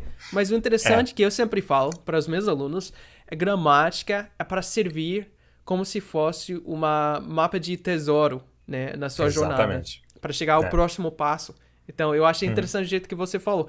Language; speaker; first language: Portuguese; non-native, fluent; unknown